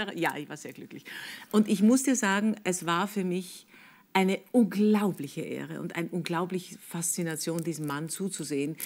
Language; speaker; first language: German; native; German